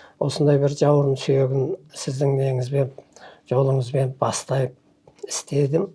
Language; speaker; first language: Kazakh; early bilingual, heritage; Kazakh